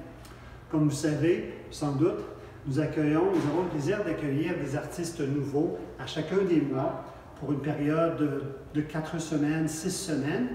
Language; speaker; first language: French; native; French